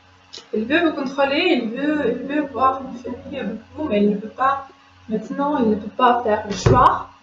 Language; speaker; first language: French; non-native, fluent; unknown